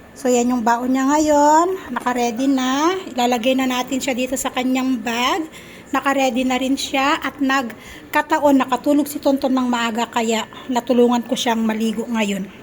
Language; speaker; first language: Filipino; native; Filipino